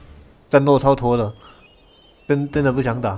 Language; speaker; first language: Chinese; native; Chinese